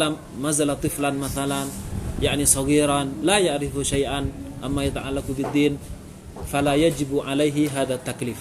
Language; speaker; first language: Arabic; non-native, fluent; Indonesian